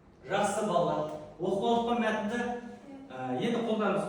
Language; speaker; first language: Kazakh; native; Kazakh